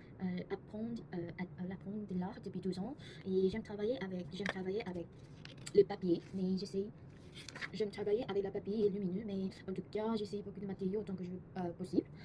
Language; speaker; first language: French; non-native, learner; Korean